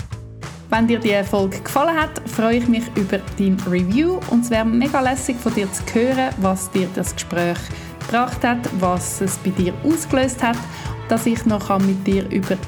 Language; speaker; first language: German; native; German